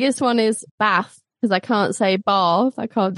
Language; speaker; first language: English; native; English